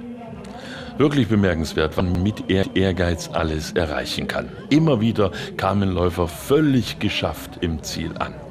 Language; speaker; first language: German; native; German